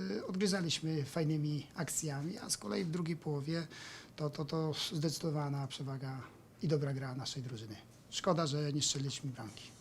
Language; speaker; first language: Polish; native; Polish